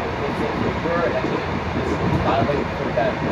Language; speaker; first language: English; non-native, fluent; Indonesian